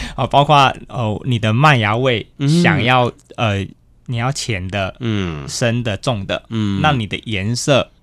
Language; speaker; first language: Chinese; native; Chinese